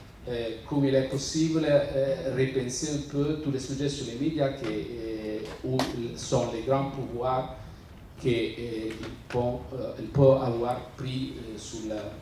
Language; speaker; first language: French; non-native, learner; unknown